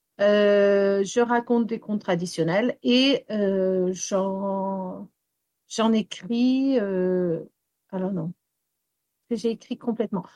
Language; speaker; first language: French; early bilingual, heritage; English